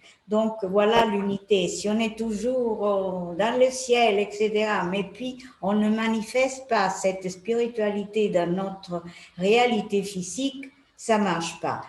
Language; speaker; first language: French; non-native, fluent; Italian